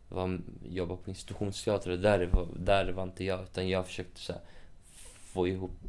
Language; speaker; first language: Swedish; native; Swedish